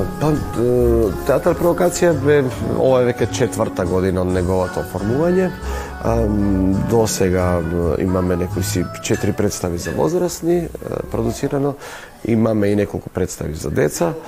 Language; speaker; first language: Macedonian; native; Macedonian